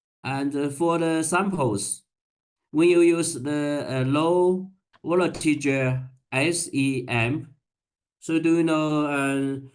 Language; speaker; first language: English; non-native, learner; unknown